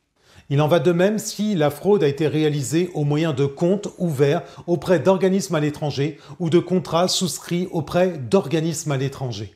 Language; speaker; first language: French; native; French